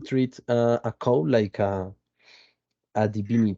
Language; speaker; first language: English; non-native, fluent; Spanish